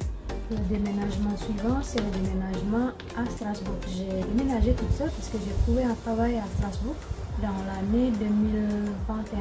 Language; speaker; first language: French; non-native, fluent; Indonesian